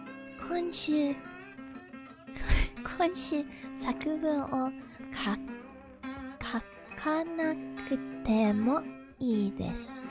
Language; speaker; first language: Japanese; non-native, learner; English